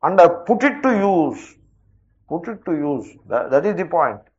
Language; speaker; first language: English; non-native, local second language; Telugu